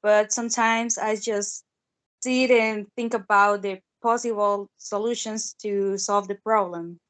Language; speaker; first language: English; non-native, learner; Spanish